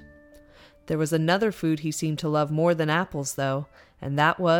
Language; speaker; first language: English; native; English